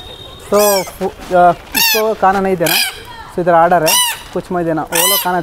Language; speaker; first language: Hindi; non-native, local second language; Kannada